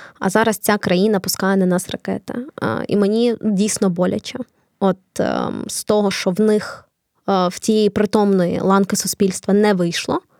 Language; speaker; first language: Ukrainian; non-native, local second language; Russian